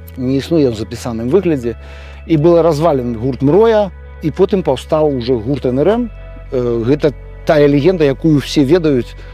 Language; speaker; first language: Belarusian; non-native, local second language; Russian